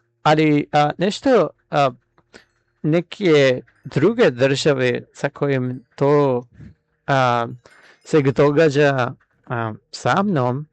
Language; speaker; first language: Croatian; non-native, learner; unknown